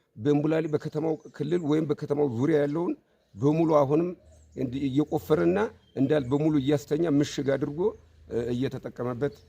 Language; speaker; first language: Amharic; native; Amharic